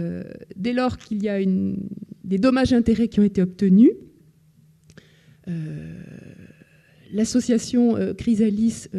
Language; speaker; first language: French; native; French